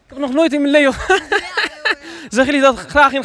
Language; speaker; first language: Dutch; native; Dutch